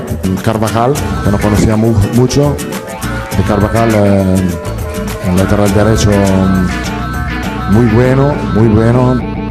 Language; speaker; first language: Spanish; non-native, learner; Italian